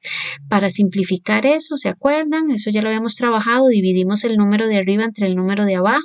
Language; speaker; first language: Spanish; native; Spanish